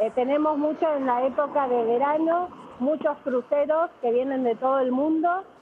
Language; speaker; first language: Spanish; native; Spanish